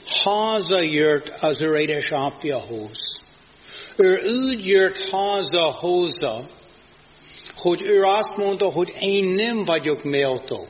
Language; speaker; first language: Hungarian; non-native, fluent; English